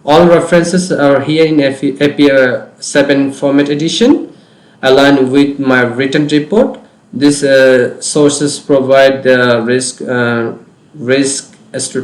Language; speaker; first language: English; non-native, local second language; Bangla